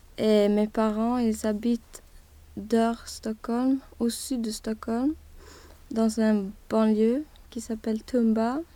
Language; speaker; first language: French; non-native, learner; Swedish